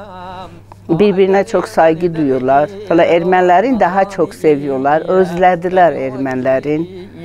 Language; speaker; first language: Turkish; non-native, learner; Armenian